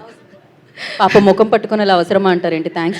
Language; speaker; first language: Telugu; native; Telugu